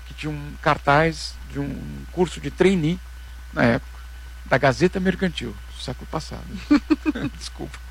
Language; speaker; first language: Portuguese; native; Portuguese